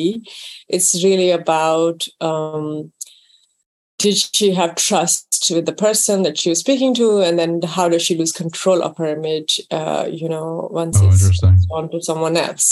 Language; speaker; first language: English; non-native, local second language; Urdu